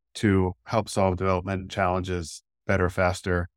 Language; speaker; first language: English; native; English